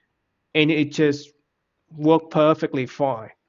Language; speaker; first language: English; non-native, fluent; Vietnamese